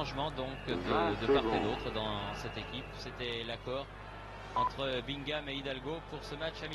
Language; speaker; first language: French; native; French